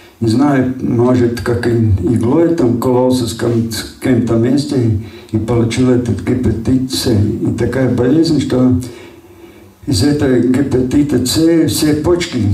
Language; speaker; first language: Russian; non-native, local second language; Latvian